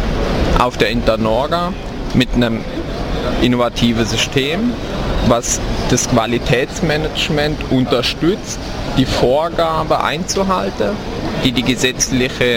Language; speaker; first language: German; native; German